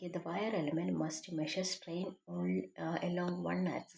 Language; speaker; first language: English; non-native, local second language; Malayalam